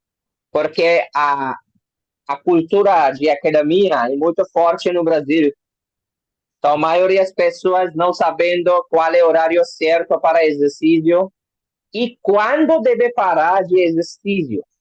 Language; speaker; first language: Portuguese; non-native, learner; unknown